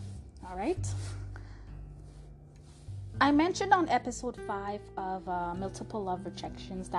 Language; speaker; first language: English; non-native, fluent; French